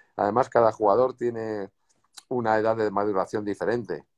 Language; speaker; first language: Spanish; native; Spanish